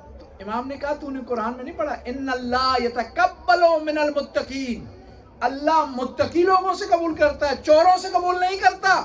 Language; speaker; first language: Urdu; non-native, local second language; Punjabi